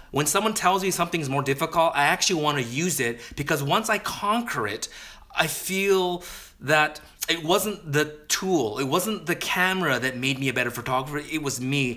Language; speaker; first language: English; native; English